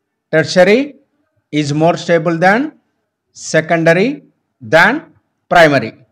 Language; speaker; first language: English; non-native, local second language; Telugu